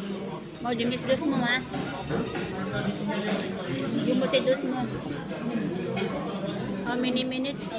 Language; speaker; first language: English; non-native, local second language; Filipino